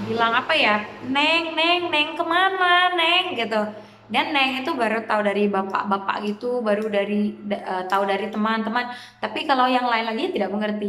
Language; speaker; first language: Indonesian; non-native, fluent; Khmer